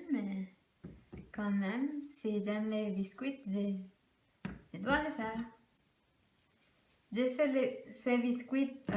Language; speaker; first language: French; non-native, learner; Spanish